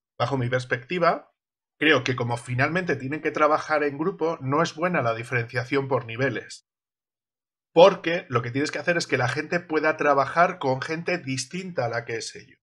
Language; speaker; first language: Spanish; native; Spanish